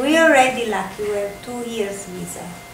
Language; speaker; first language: English; non-native, fluent; Italian